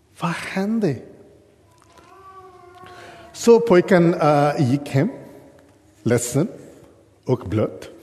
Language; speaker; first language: Swedish; non-native, fluent; English